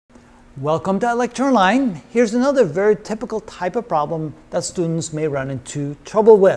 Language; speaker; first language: English; native; English